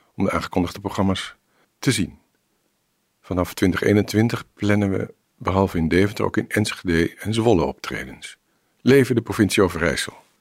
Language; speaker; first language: Dutch; native; Dutch